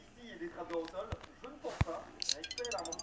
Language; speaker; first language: French; native; French